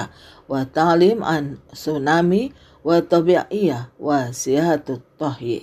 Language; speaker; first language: Arabic; non-native, fluent; Indonesian